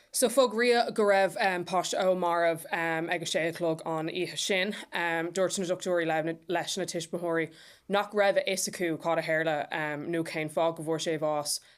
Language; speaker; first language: Irish; non-native, local second language; English